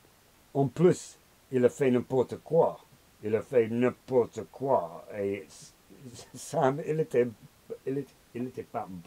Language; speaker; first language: French; non-native, learner; English